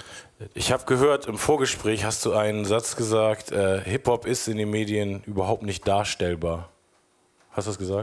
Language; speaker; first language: German; native; German